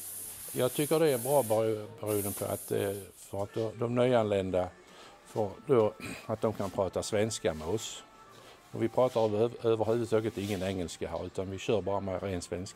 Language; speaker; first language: Swedish; native; Swedish